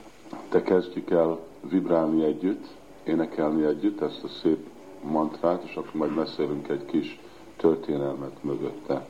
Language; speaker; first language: Hungarian; early bilingual, heritage; Hungarian